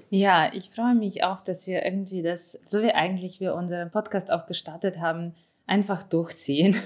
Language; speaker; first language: German; non-native, fluent; Ukrainian